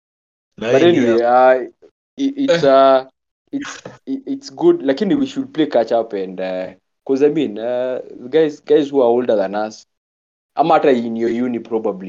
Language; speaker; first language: English; non-native, local second language; Kikuyu